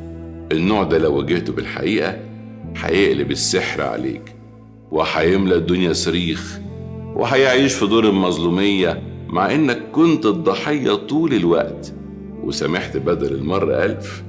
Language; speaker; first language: Arabic; native; Arabic